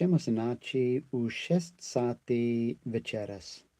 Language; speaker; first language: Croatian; non-native, learner; English